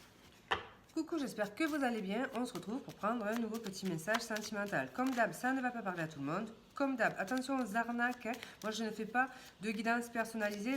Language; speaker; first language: French; native; French